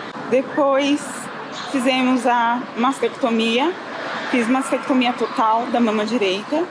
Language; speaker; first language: Portuguese; native; Portuguese